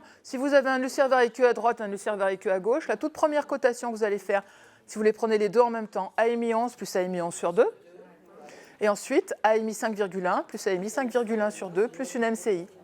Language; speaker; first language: French; native; French